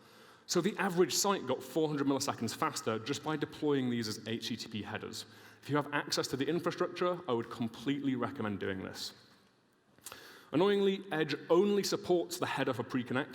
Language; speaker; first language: English; native; English